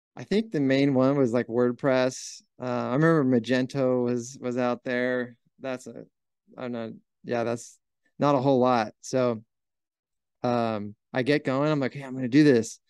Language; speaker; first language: English; native; English